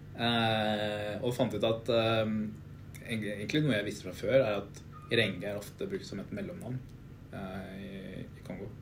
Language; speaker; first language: Norwegian; early bilingual, other home language; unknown